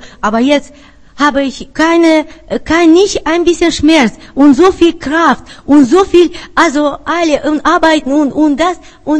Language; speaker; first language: German; non-native, learner; Spanish